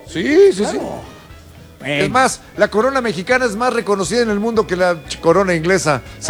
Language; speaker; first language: Spanish; native; Spanish